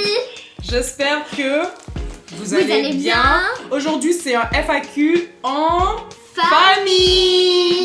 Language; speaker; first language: French; native; French